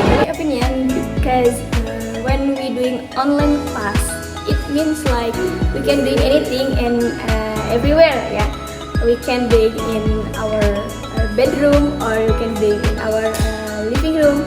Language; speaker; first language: English; non-native, learner; Indonesian